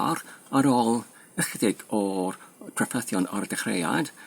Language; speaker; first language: Welsh; non-native, fluent; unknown